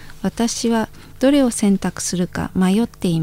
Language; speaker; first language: Japanese; non-native, fluent; Indonesian